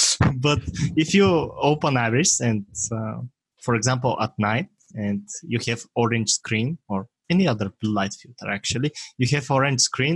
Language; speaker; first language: English; non-native, fluent; Bulgarian